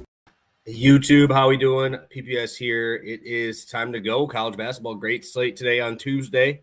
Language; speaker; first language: English; native; English